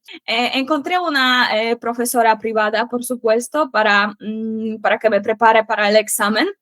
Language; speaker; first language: Spanish; non-native, fluent; Polish